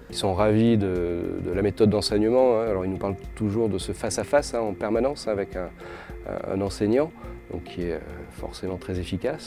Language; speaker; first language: French; native; French